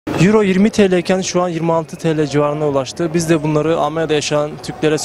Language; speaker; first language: Turkish; native; Turkish